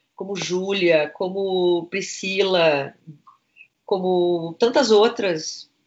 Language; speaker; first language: Portuguese; native; Portuguese